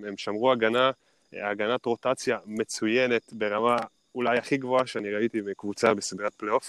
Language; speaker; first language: Hebrew; native; Hebrew